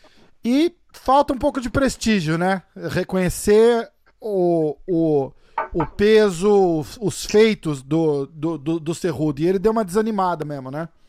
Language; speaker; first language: Portuguese; native; Portuguese